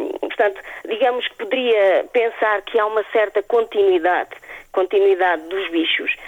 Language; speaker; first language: Portuguese; native; Portuguese